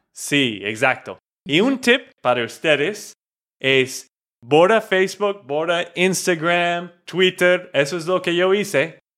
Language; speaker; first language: Spanish; non-native, fluent; English